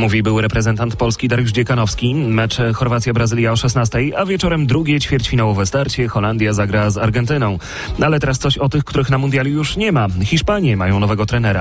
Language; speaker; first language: Polish; native; Polish